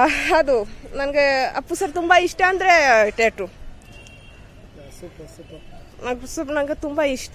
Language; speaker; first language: Kannada; non-native, local second language; Bangla